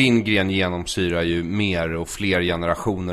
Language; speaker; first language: Swedish; native; Swedish